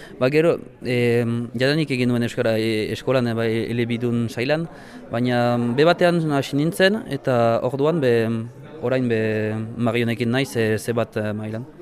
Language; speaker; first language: Basque; non-native, local second language; French